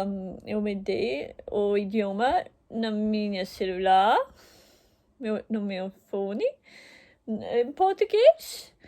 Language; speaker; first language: Portuguese; non-native, learner; German